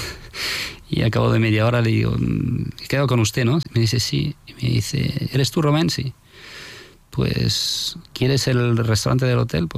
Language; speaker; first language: Spanish; non-native, fluent; French